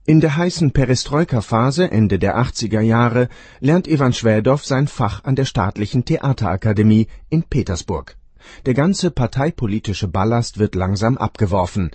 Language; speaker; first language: German; native; German